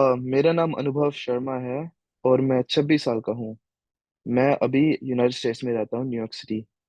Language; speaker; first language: Hindi; native; Hindi